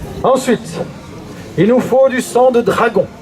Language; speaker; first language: French; native; French